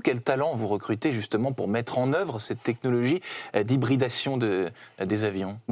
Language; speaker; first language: French; native; French